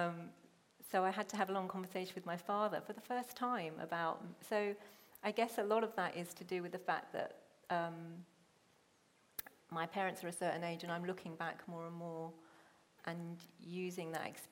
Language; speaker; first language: English; non-native, local second language; Punjabi